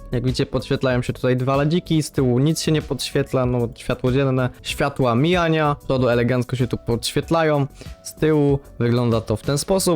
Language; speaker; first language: Polish; native; Polish